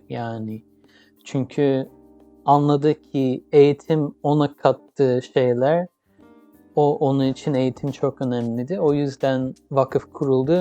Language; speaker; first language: Turkish; early bilingual, heritage; English